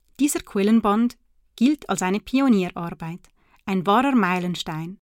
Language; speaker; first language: German; native; German